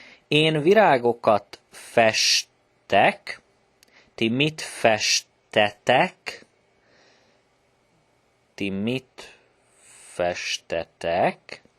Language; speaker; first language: Hungarian; non-native, learner; English